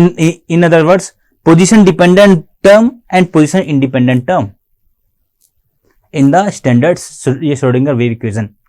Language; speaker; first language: English; non-native, local second language; Hindi